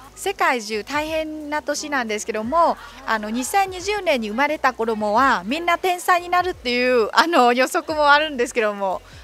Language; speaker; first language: Japanese; non-native, fluent; Vietnamese